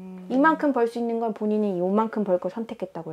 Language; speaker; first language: Korean; native; Korean